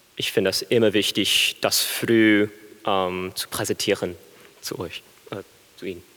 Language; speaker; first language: German; non-native, learner; English